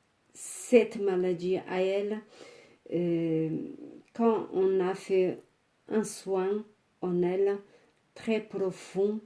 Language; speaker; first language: French; non-native, fluent; Portuguese